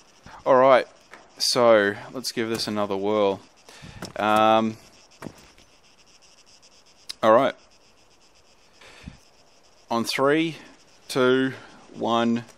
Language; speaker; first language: English; native; English